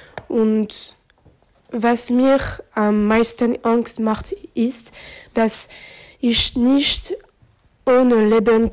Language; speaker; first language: German; non-native, learner; French